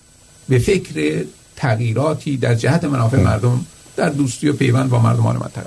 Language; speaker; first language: Persian; native; Persian